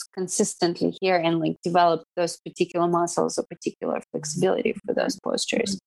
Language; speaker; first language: English; non-native, fluent; Russian